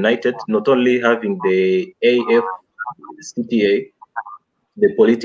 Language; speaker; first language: English; non-native, local second language; Kinyarwanda